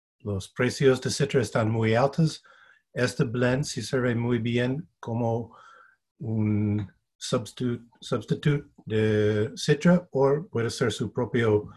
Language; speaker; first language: Spanish; non-native, fluent; English